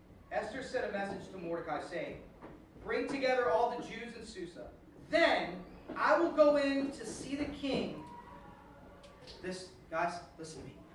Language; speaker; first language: English; native; English